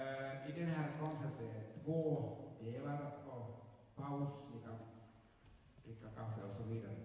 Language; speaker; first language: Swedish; non-native, local second language; Finnish